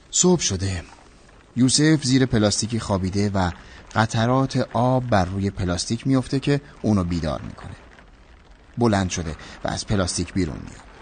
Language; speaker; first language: Persian; native; Persian